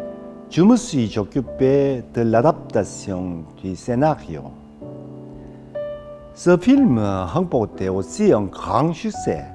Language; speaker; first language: French; non-native, fluent; Korean